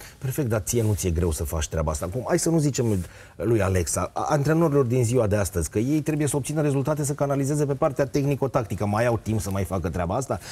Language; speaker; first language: Romanian; native; Romanian